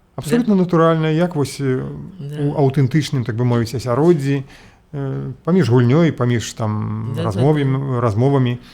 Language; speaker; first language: Belarusian; native; Belarusian